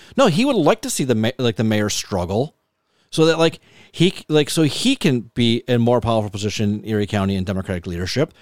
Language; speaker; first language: English; native; English